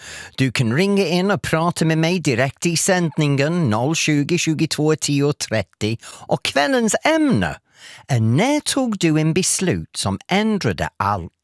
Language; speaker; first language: Swedish; non-native, fluent; English